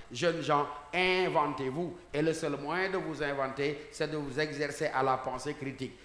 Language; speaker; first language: French; non-native, local second language; Wolof